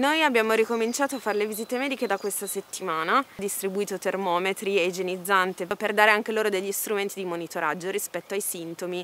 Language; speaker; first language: Italian; native; Italian